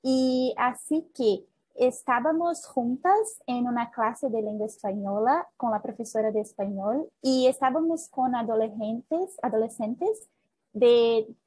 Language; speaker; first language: Spanish; non-native, fluent; Portuguese